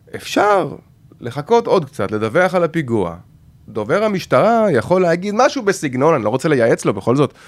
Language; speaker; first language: Hebrew; native; Hebrew